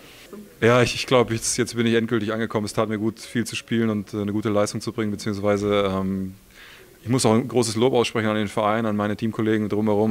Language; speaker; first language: German; native; German